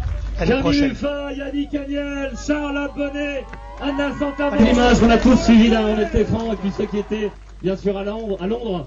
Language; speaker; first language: French; native; French